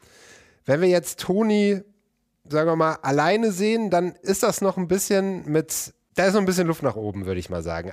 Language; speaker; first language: German; native; German